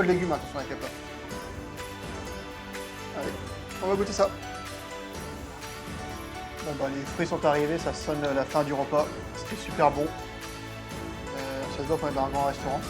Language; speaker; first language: French; native; French